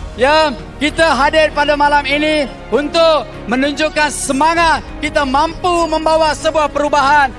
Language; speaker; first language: Malay; non-native, local second language; Tamil